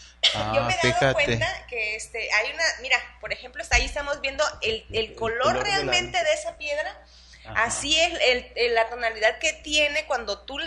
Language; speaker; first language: Spanish; native; Spanish